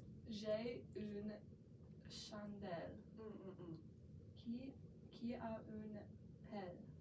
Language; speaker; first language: French; non-native, learner; English